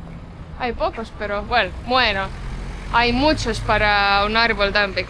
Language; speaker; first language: Spanish; non-native, fluent; Estonian